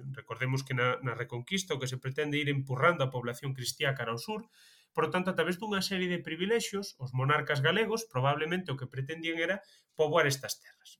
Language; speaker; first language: Galician; native; Galician